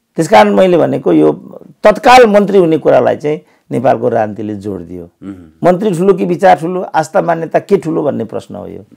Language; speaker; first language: Nepali; native; Nepali